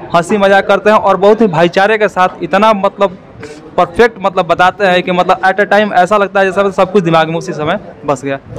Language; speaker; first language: Hindi; native; Hindi